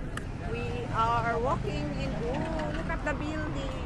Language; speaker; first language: English; non-native, learner; Filipino